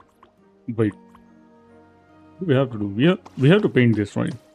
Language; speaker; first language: English; non-native, local second language; Hindi